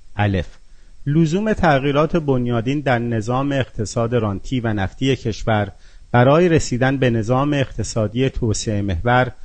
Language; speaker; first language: Persian; non-native, local second language; Azerbaijani